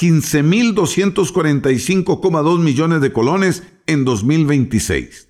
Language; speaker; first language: Spanish; native; Spanish